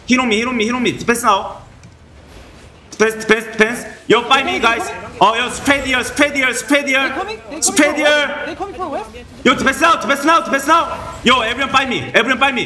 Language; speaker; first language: English; non-native, learner; Korean